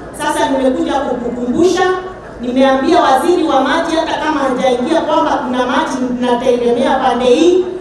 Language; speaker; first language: Swahili; non-native, local second language; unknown